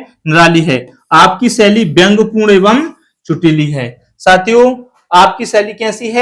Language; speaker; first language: Hindi; native; Hindi